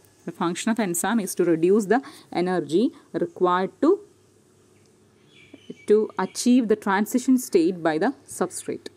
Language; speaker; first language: English; non-native, local second language; Malayalam